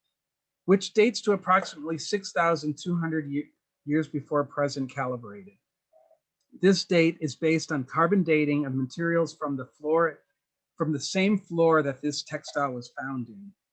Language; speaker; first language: English; native; English